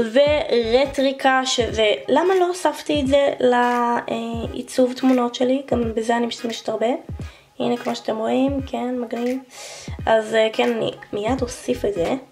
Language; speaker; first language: Hebrew; native; Hebrew